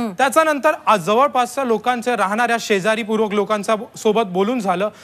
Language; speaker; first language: Marathi; non-native, local second language; Hindi